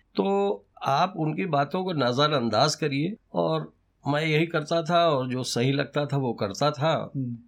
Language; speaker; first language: Hindi; native; Hindi